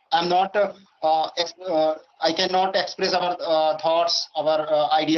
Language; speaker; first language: English; non-native, learner; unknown